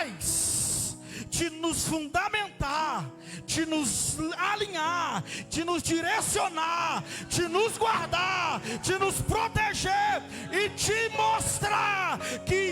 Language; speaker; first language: Portuguese; native; Portuguese